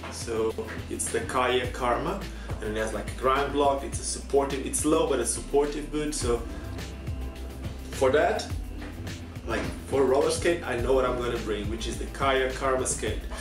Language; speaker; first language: English; non-native, fluent; Portuguese